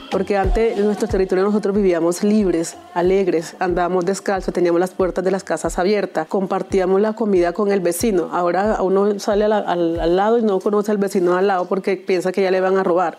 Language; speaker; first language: Spanish; native; Spanish